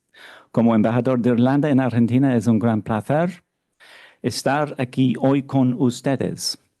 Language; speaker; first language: Spanish; non-native, fluent; English